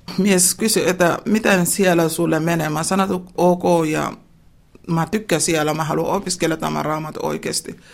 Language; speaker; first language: Finnish; non-native, learner; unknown